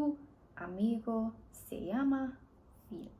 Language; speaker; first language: Spanish; non-native, learner; English